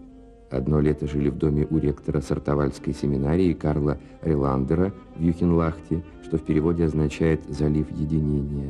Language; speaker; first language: Russian; native; Russian